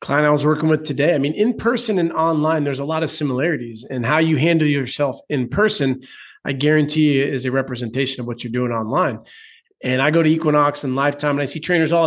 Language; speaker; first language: English; native; English